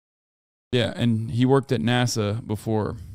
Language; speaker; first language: English; native; English